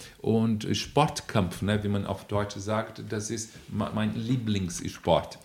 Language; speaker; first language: German; non-native, fluent; Portuguese